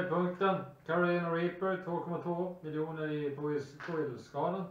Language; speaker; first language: Swedish; native; Swedish